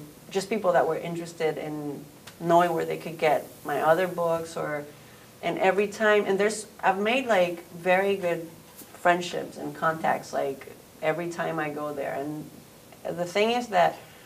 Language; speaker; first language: English; early bilingual, other home language; Spanish